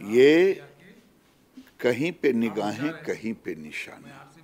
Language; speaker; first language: Hindi; native; Hindi